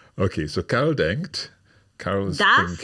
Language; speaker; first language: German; non-native, learner; English